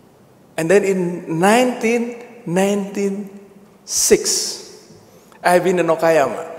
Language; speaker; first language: English; non-native, learner; Indonesian